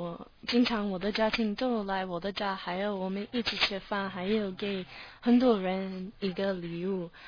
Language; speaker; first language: Chinese; non-native, learner; English